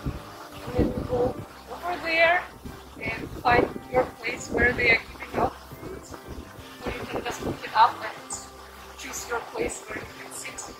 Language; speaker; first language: English; non-native, fluent; German